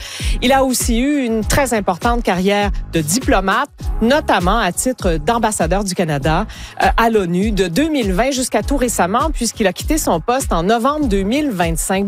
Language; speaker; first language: French; native; French